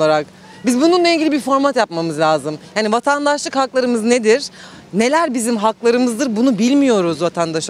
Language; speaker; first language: Turkish; native; Turkish